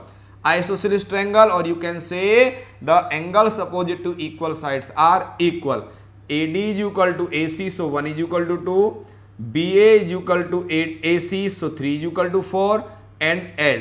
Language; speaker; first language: English; non-native, local second language; Hindi